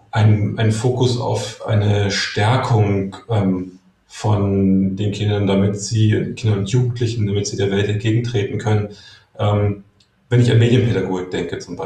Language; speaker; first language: German; native; German